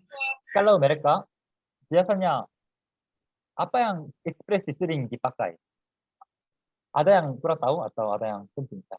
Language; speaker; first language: Indonesian; non-native, fluent; Korean